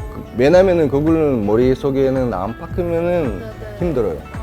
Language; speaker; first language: Korean; non-native, learner; Russian